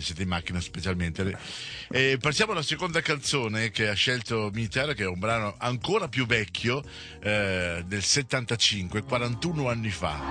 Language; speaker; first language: Italian; native; Italian